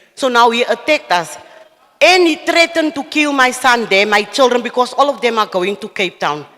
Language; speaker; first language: English; non-native, local second language; Afrikaans